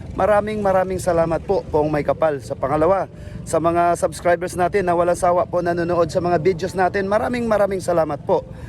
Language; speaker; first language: Filipino; non-native, local second language; Cebuano